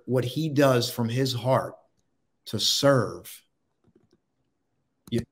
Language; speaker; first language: English; native; English